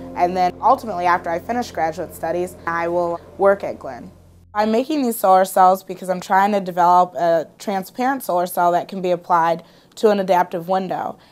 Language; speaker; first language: English; native; English